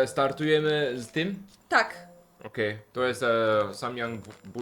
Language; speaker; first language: Polish; non-native, learner; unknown